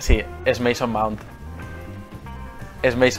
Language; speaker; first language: Spanish; native; Spanish